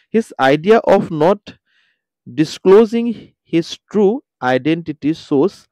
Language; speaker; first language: English; non-native, local second language; Assamese